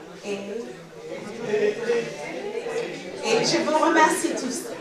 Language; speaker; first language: French; non-native, fluent; English